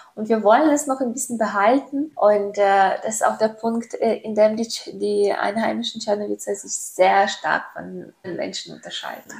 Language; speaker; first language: German; non-native, fluent; Ukrainian